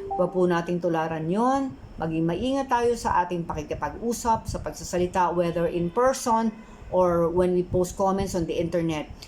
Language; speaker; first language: Filipino; native; Filipino